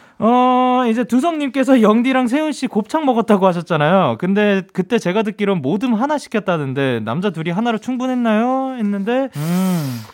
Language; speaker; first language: Korean; early bilingual, heritage; Korean